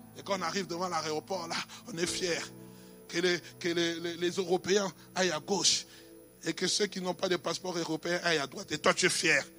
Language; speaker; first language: French; non-native, local second language; Lingala